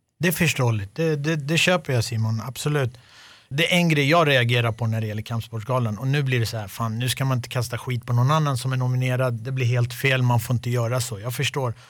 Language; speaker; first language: Swedish; early bilingual, other home language; Arabic